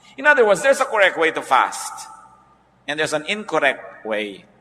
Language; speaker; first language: English; non-native, local second language; Filipino